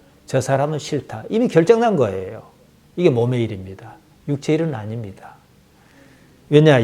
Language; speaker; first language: Korean; native; Korean